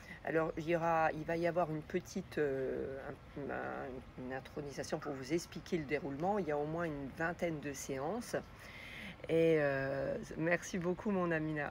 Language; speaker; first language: French; native; French